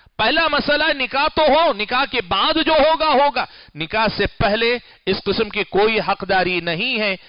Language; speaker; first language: Urdu; native; Urdu